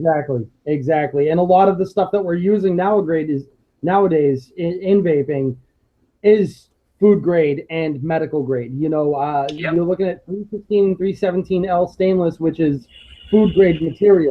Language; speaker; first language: English; native; English